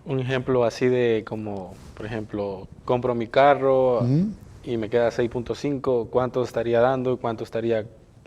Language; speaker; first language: Spanish; native; Spanish